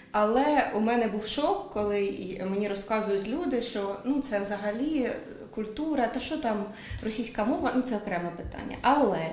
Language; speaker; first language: Ukrainian; native; Ukrainian